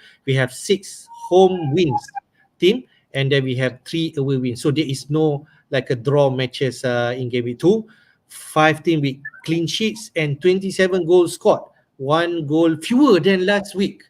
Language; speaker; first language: English; non-native, local second language; Malay